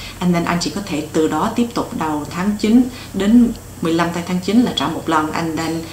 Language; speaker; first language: Vietnamese; early bilingual, heritage; Vietnamese